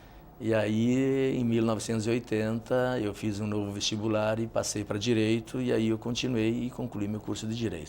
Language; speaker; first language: Portuguese; native; Portuguese